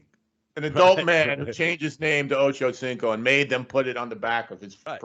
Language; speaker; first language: English; native; English